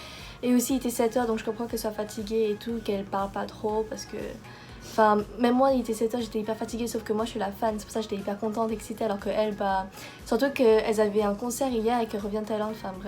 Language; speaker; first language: French; native; French